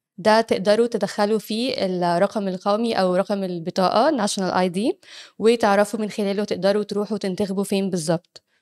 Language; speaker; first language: Arabic; native; Arabic